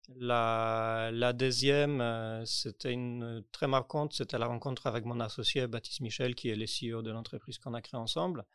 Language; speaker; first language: French; non-native, fluent; Polish